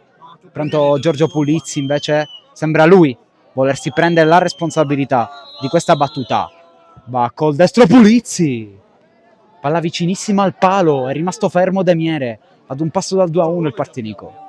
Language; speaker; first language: Italian; native; Italian